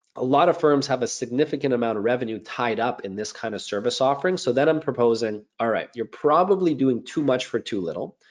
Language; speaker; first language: English; native; English